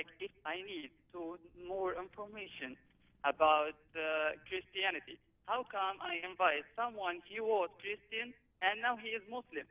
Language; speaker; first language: English; non-native, learner; Arabic